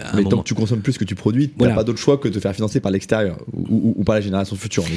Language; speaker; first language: French; native; French